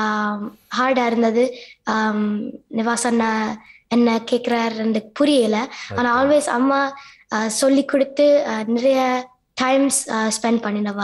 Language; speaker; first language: Tamil; early bilingual, heritage; Tamil